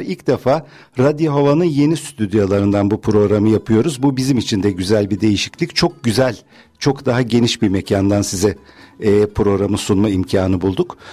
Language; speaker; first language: Turkish; native; Turkish